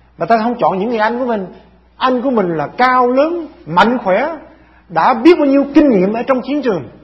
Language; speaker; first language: Vietnamese; early bilingual, heritage; Vietnamese